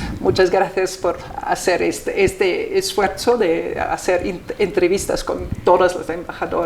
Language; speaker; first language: Spanish; non-native, fluent; German